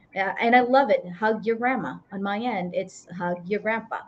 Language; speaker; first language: English; non-native, local second language; Iloko